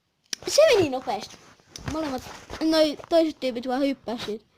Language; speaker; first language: Finnish; native; Finnish